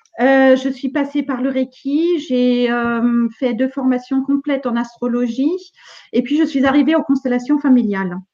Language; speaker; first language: French; non-native, fluent; German